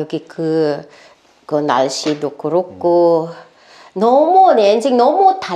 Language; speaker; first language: Korean; non-native, learner; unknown